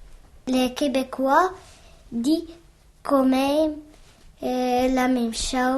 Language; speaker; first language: French; early bilingual, other home language; Arabic